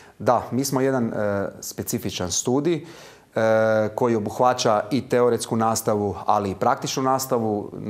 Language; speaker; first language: Croatian; native; Croatian